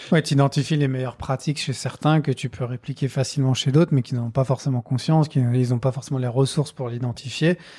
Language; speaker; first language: French; native; French